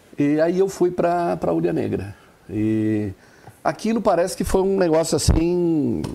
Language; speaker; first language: Portuguese; non-native, local second language; German